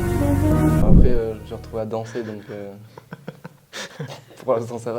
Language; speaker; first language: French; native; French